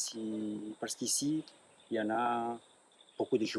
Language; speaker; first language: French; non-native, local second language; Malagasy